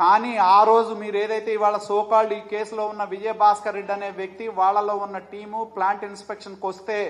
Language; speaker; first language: Telugu; native; Telugu